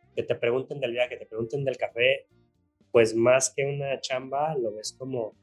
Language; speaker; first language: Spanish; native; Spanish